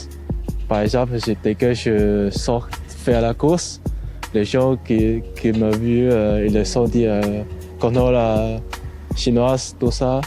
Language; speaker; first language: French; non-native, learner; Chinese